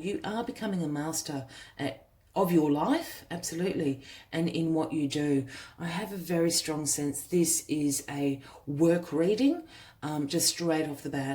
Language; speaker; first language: English; native; English